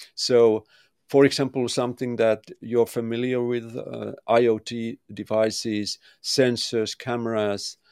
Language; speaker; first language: English; non-native, fluent; Finnish